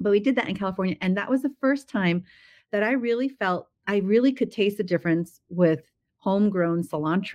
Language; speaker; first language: English; native; English